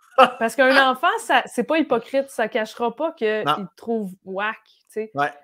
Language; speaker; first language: French; native; French